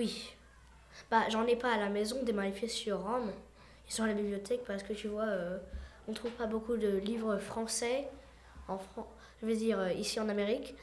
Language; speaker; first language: French; early bilingual, heritage; French